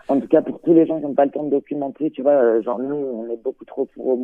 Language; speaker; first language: French; native; French